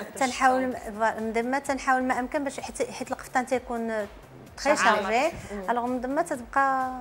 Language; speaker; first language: Arabic; native; Arabic